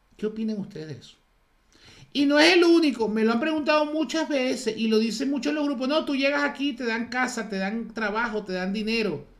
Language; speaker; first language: Spanish; native; Spanish